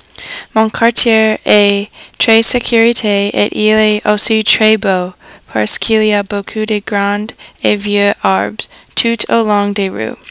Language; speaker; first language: French; non-native, learner; English